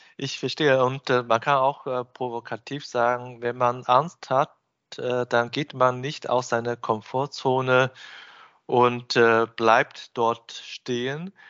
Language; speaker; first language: German; non-native, fluent; Chinese